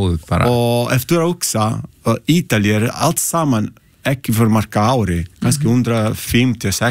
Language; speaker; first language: Icelandic; non-native, learner; Italian